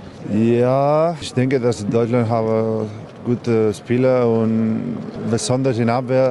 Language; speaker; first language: German; non-native, learner; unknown